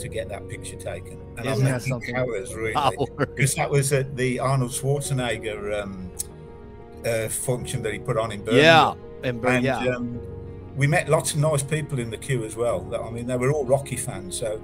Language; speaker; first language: English; native; English